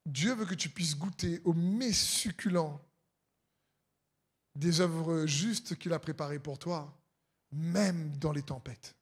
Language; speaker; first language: French; native; French